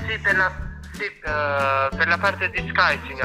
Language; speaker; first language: Italian; non-native, local second language; Albanian